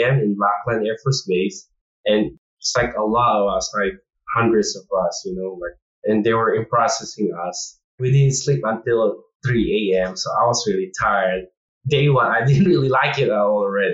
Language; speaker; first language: English; non-native, local second language; Filipino